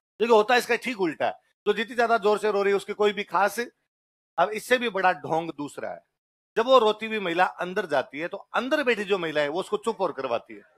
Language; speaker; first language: Hindi; native; Hindi